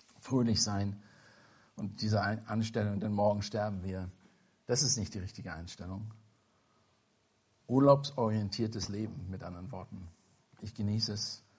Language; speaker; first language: German; non-native, fluent; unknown